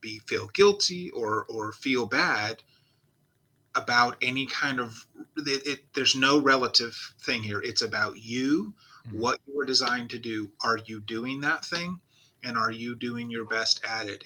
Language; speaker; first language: English; native; English